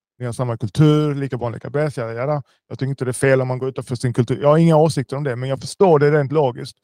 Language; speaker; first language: Swedish; early bilingual, other home language; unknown